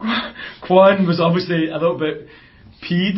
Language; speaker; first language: English; native; English